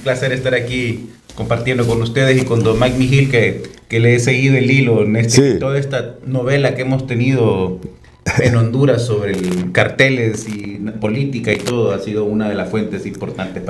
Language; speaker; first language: Spanish; native; Spanish